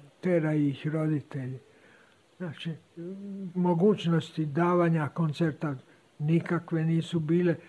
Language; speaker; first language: Serbian; native; Serbian